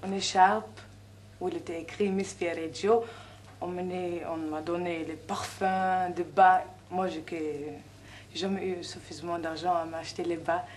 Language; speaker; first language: French; non-native, fluent; German